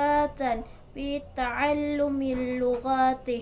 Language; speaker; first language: Arabic; non-native, learner; Indonesian